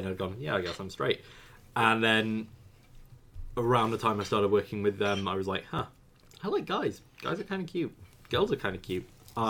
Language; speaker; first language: English; native; English